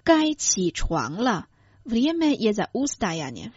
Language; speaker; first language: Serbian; non-native, fluent; Chinese